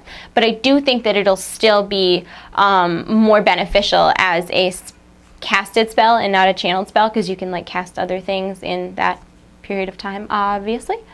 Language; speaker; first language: English; native; English